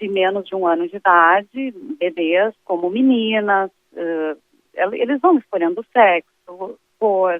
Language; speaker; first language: Portuguese; native; Portuguese